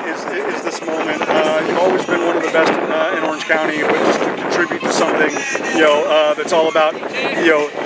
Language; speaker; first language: English; native; English